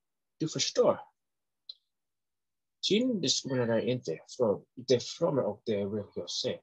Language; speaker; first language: Swedish; non-native, learner; English